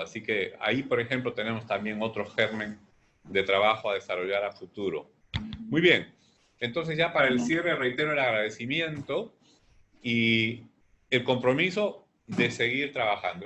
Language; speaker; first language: Spanish; native; Spanish